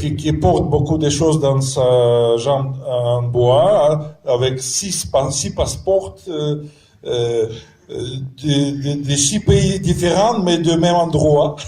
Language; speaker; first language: French; non-native, fluent; Russian